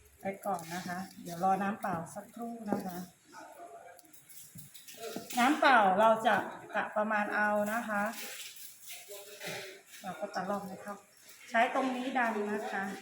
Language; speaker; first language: Thai; native; Thai